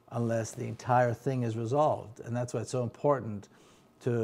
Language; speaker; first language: English; non-native, fluent; Hebrew